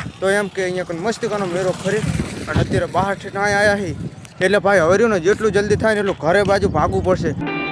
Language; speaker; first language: Gujarati; native; Gujarati